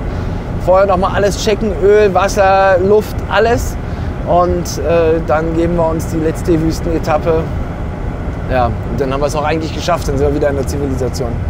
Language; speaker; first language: German; native; German